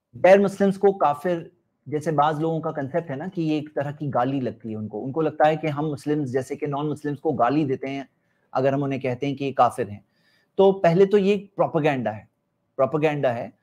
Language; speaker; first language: Hindi; non-native, local second language; Urdu